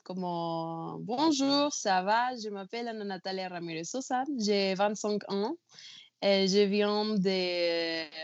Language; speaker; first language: French; non-native, learner; Spanish